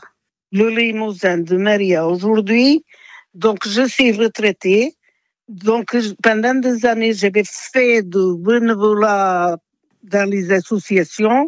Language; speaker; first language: French; non-native, fluent; Portuguese